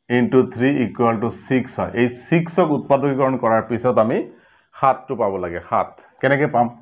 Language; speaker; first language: Assamese; non-native, local second language; Bangla